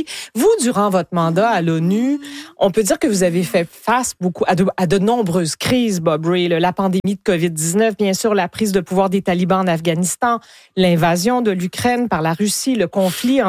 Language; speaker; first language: French; native; French